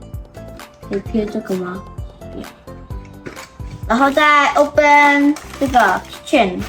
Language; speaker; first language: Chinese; early bilingual, heritage; Chinese